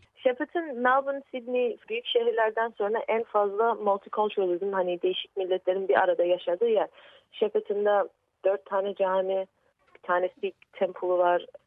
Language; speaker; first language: Turkish; early bilingual, heritage; Turkish